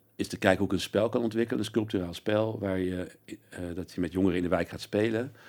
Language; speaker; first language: Dutch; native; Dutch